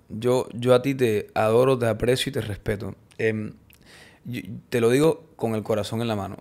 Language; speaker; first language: Spanish; early bilingual, heritage; Spanish